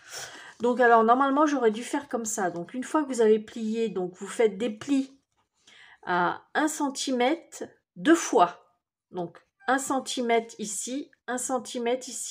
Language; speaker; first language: French; native; French